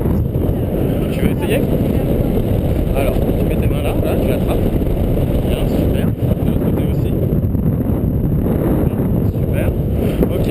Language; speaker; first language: French; native; French